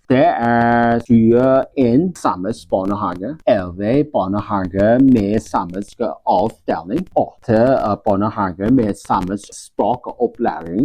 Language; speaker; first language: Norwegian; non-native, learner; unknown